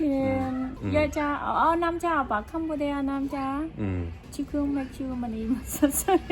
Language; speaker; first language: Korean; non-native, learner; Khmer